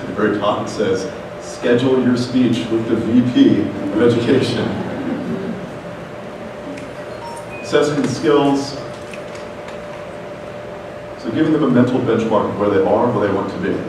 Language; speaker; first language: English; native; English